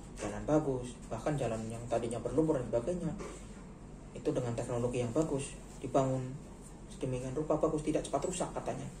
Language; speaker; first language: Indonesian; native; Indonesian